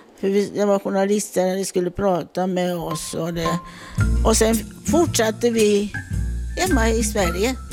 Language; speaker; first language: Swedish; non-native, fluent; Italian